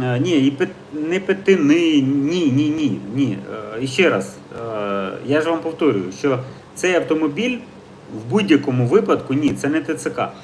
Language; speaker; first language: Ukrainian; native; Ukrainian